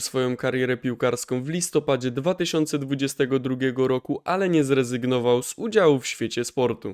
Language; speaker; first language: Polish; native; Polish